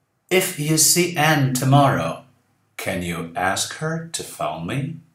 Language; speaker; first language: English; non-native, fluent; Portuguese